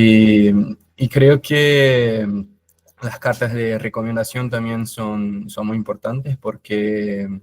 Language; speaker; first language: Spanish; non-native, fluent; Portuguese